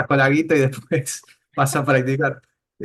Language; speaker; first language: Spanish; native; Spanish